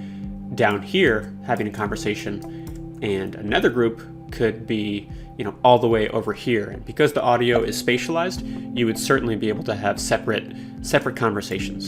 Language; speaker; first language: English; native; English